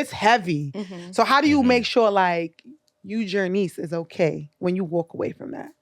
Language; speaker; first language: English; native; English